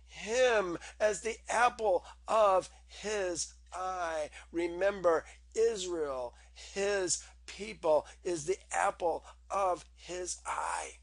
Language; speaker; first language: English; native; English